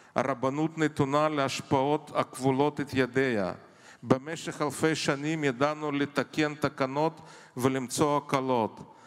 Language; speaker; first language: Hebrew; non-native, fluent; Russian